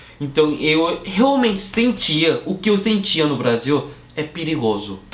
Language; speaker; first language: Portuguese; non-native, fluent; Korean